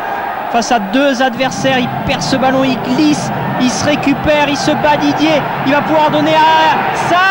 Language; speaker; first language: French; native; French